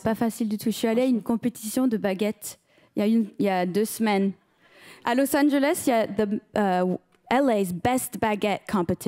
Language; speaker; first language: French; early bilingual, heritage; French